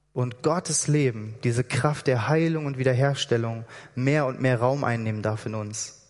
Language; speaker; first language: German; native; German